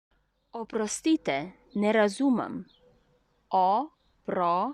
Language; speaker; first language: Slovenian; non-native, learner; Chinese